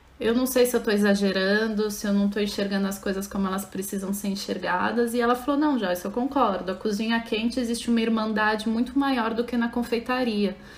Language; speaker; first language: Portuguese; native; Portuguese